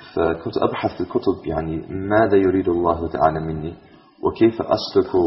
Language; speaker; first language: Arabic; non-native, fluent; English